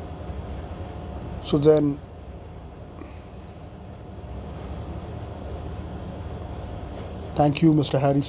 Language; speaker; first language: English; non-native, local second language; Hindi